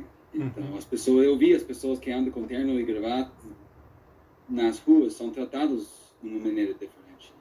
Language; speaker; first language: Portuguese; non-native, fluent; English